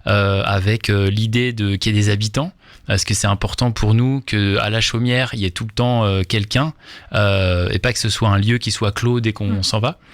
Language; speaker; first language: French; native; French